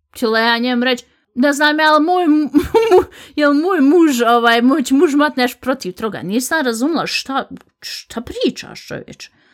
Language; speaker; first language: Bosnian; early bilingual, heritage; Bosnian